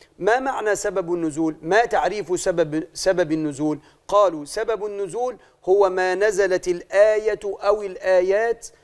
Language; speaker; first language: Arabic; native; Arabic